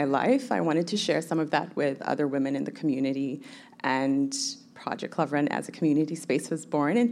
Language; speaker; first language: English; non-native, local second language; Somali